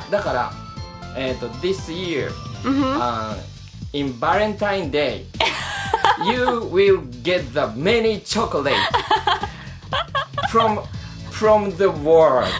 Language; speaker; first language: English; non-native, learner; Japanese